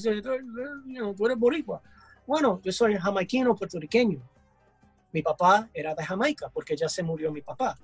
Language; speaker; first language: Spanish; early bilingual, heritage; English